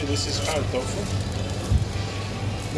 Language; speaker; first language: English; non-native, learner; Serbian